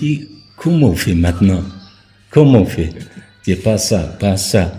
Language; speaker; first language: French; non-native, learner; Persian